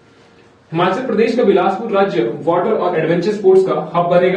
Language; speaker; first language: Hindi; native; Hindi